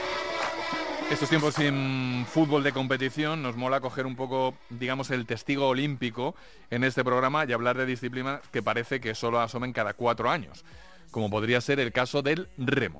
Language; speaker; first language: Spanish; native; Spanish